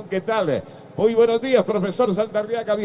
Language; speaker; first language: Spanish; native; Spanish